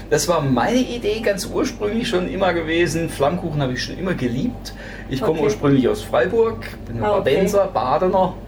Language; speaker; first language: German; native; German